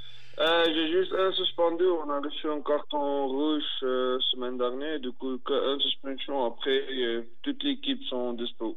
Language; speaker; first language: French; non-native, fluent; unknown